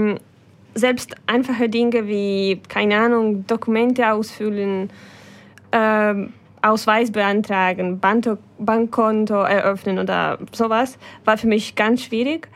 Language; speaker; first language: German; non-native, fluent; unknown